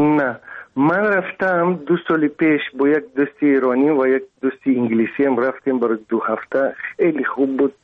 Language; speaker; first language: Persian; non-native, local second language; Russian